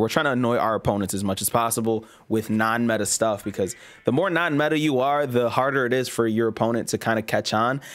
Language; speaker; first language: English; native; English